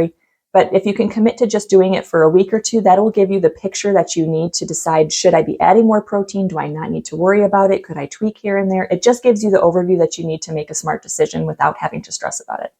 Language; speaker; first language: English; native; English